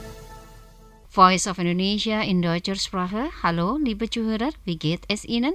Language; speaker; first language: German; non-native, fluent; Indonesian